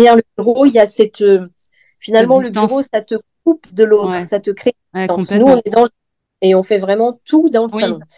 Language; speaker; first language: French; native; French